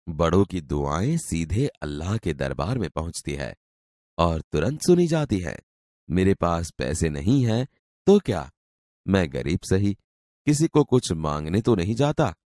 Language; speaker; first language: Hindi; non-native, local second language; Gujarati